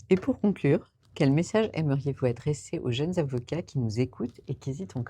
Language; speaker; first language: French; native; French